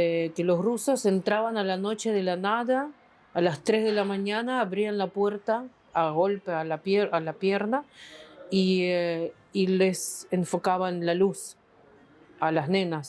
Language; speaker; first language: Spanish; non-native, fluent; Ukrainian